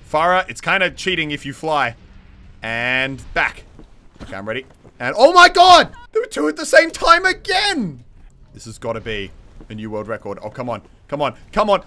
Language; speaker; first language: English; native; English